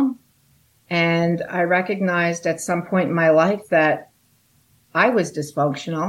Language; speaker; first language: English; native; English